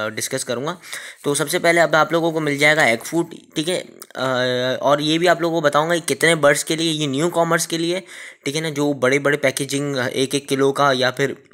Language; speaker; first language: Urdu; native; Urdu